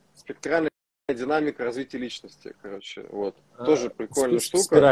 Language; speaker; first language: Russian; native; Russian